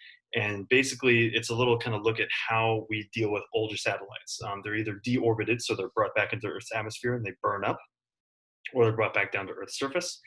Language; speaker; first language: English; native; English